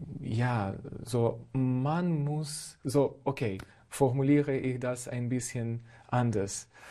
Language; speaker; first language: German; non-native, fluent; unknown